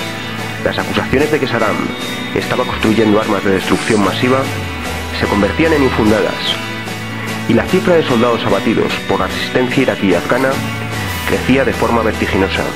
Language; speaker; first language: Spanish; native; Spanish